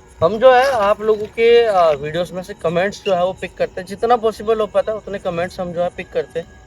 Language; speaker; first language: Hindi; native; Hindi